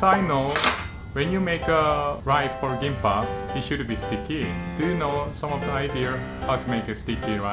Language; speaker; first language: English; non-native, learner; Korean